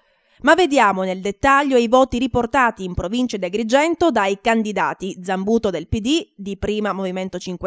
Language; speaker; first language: Italian; native; Italian